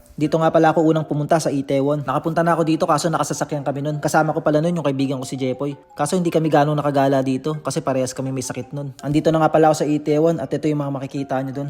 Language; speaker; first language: Filipino; native; Filipino